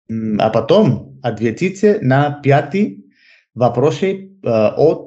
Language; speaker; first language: Russian; non-native, learner; Spanish